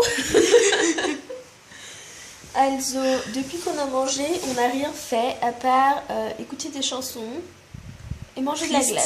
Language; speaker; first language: French; native; French